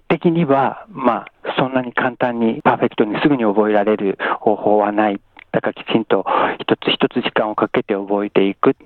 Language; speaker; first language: Japanese; native; Japanese